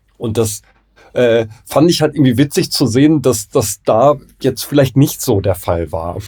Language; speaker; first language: German; native; German